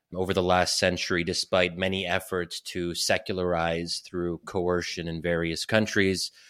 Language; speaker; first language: English; native; English